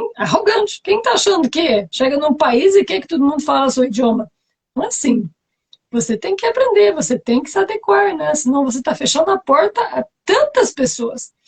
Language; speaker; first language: Portuguese; non-native, fluent; French